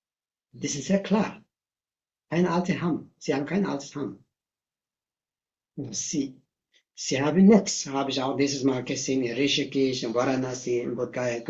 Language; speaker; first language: German; non-native, learner; Tibetan